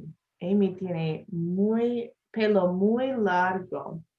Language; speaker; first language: Spanish; non-native, learner; English